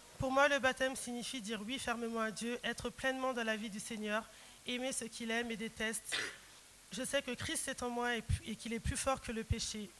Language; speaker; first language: French; early bilingual, other home language; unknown